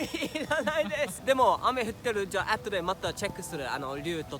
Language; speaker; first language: Japanese; non-native, learner; English